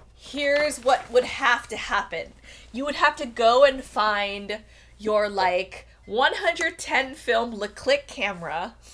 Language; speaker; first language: English; native; English